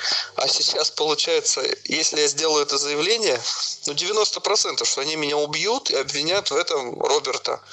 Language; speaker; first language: Russian; native; Russian